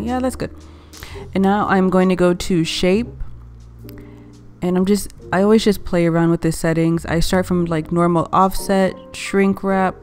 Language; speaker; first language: English; native; English